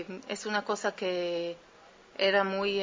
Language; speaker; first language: Spanish; early bilingual, heritage; Spanish